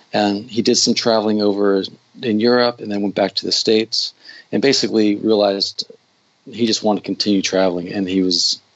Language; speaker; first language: English; native; English